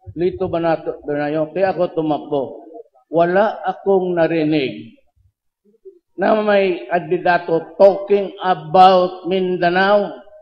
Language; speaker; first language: Filipino; non-native, local second language; Cebuano